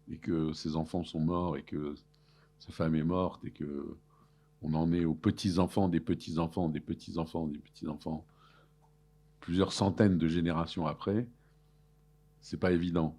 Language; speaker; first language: French; early bilingual, other home language; Arabic